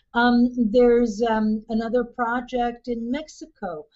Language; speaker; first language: English; early bilingual, other home language; Spanish